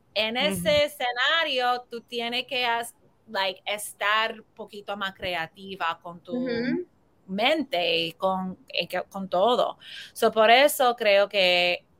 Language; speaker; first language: Spanish; early bilingual, heritage; Spanish